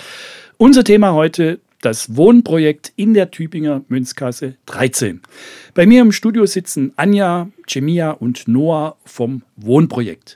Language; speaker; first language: German; native; German